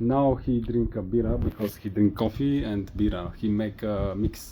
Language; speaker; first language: English; non-native, learner; Bulgarian